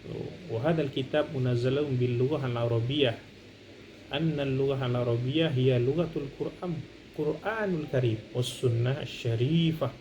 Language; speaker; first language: Arabic; non-native, fluent; Indonesian